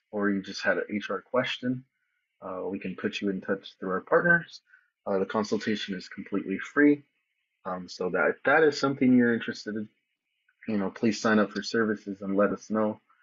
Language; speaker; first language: English; native; English